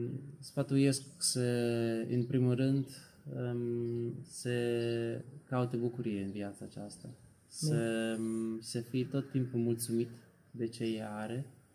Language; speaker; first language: Romanian; non-native, learner; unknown